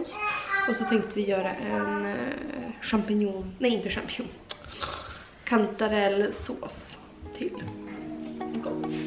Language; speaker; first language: Swedish; native; Swedish